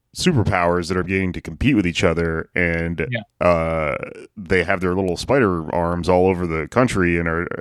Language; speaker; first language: English; native; English